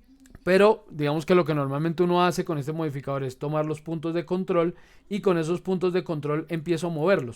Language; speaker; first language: Spanish; native; Spanish